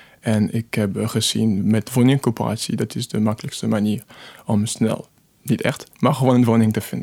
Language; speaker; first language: Dutch; non-native, fluent; French